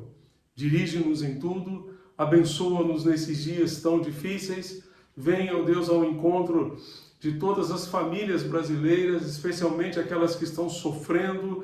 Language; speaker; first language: Portuguese; native; Portuguese